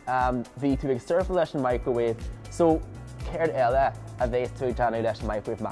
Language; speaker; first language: Irish; non-native, local second language; English